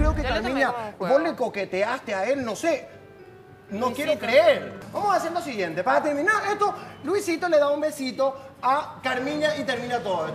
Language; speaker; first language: Spanish; native; Spanish